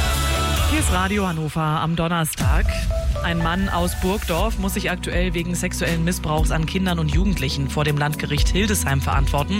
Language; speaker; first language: German; native; German